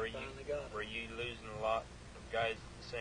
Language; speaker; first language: English; native; English